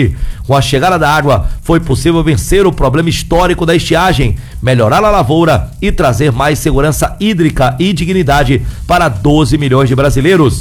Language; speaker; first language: Portuguese; native; Portuguese